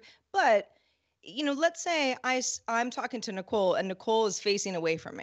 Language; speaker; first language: English; native; English